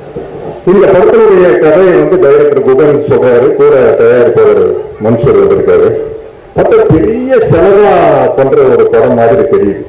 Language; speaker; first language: Tamil; native; Tamil